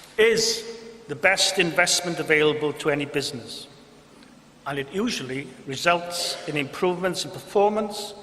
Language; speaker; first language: English; non-native, local second language; Welsh